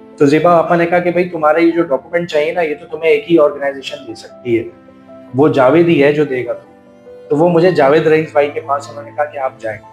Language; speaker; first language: Urdu; native; Urdu